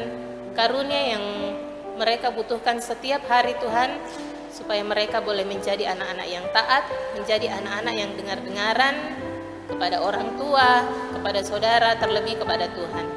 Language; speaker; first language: Indonesian; native; Indonesian